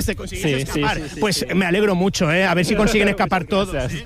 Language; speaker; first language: Spanish; native; Spanish